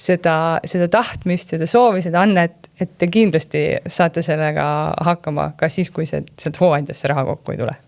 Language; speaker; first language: Estonian; native; Estonian